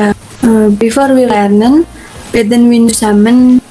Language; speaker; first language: German; non-native, learner; Indonesian